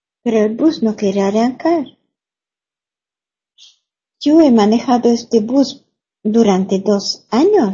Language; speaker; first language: Spanish; non-native, learner; German